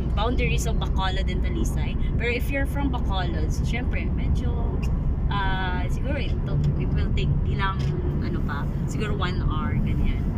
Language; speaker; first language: Filipino; non-native, local second language; Hiligaynon